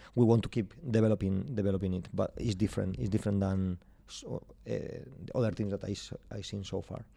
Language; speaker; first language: English; non-native, fluent; Spanish